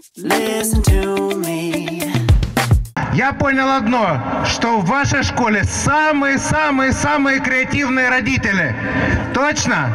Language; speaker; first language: Russian; native; Russian